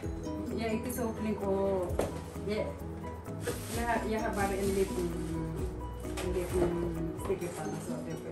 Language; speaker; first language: Norwegian; non-native, learner; Filipino